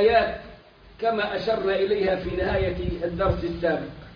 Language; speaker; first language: Arabic; native; Arabic